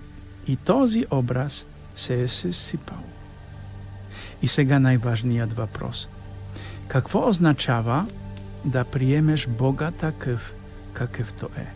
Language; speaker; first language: Bulgarian; non-native, fluent; Polish